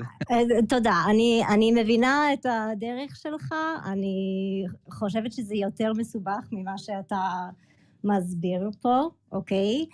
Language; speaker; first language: Hebrew; early bilingual, other home language; English